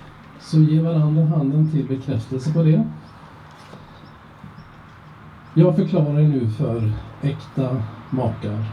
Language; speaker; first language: Swedish; native; Swedish